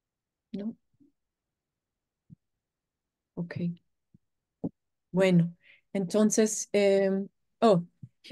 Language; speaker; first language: Spanish; non-native, fluent; English